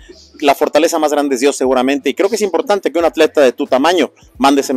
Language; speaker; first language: Spanish; native; Spanish